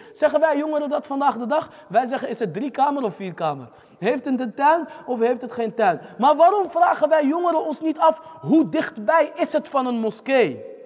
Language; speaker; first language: Dutch; early bilingual, other home language; Arabic